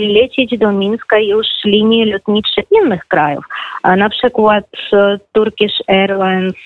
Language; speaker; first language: Polish; non-native, fluent; Belarusian